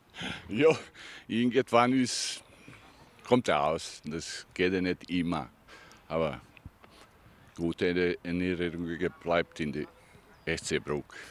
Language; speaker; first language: German; non-native, learner; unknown